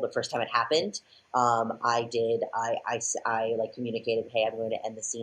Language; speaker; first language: English; native; English